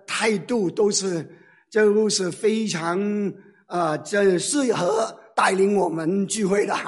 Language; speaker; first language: Chinese; non-native, local second language; Cantonese